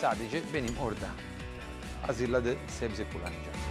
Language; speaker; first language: Turkish; non-native, learner; Italian